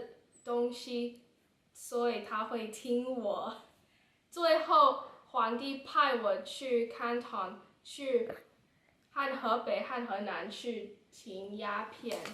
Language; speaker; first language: Chinese; non-native, learner; English